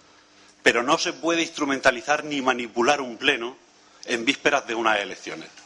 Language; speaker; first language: Spanish; native; Spanish